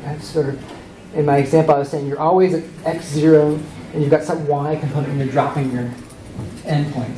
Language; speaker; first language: English; native; English